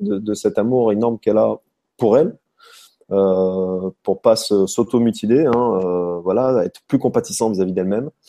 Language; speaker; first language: French; native; French